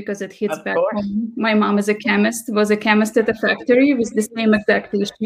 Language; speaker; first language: English; non-native, fluent; Russian